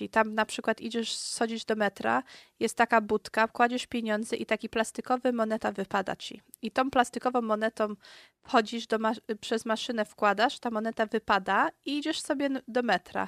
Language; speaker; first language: Polish; early bilingual, heritage; Polish